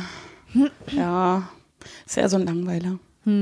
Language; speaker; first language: German; native; German